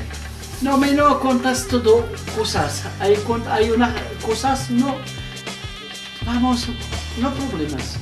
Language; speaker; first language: Spanish; non-native, learner; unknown